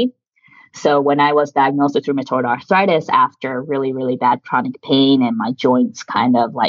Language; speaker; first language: English; early bilingual, other home language; Japanese